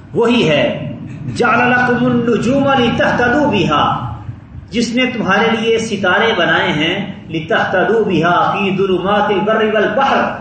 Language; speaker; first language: Urdu; non-native, local second language; Punjabi